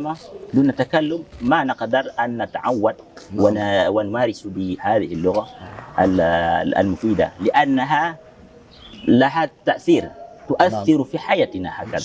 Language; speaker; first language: Arabic; non-native, fluent; Indonesian